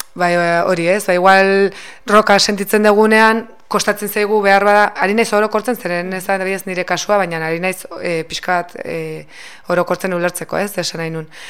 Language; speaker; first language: Basque; native; Basque